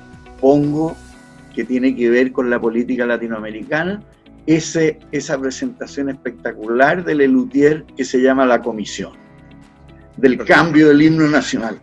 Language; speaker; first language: Spanish; native; Spanish